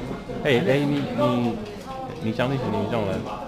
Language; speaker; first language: Chinese; non-native, learner; English